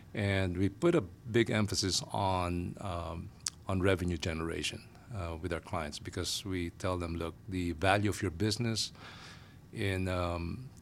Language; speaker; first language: English; non-native, local second language; Filipino